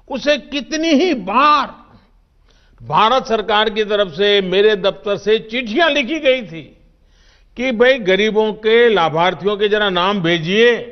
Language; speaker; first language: Hindi; non-native, local second language; Gujarati